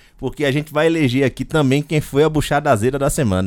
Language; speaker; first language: Portuguese; native; Portuguese